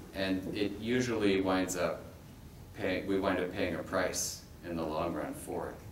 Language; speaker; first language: English; native; English